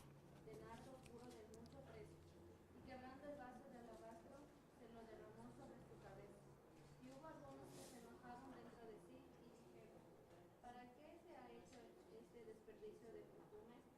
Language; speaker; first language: Spanish; native; Spanish